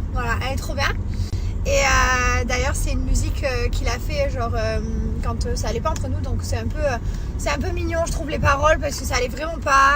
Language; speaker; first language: French; native; French